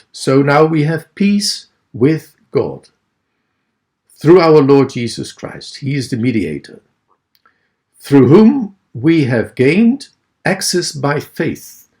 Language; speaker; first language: English; non-native, fluent; Dutch